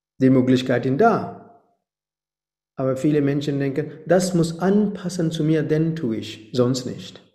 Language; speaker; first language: German; non-native, fluent; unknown